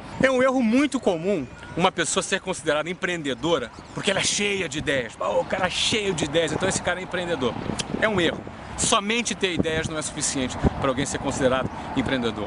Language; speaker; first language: Portuguese; native; Portuguese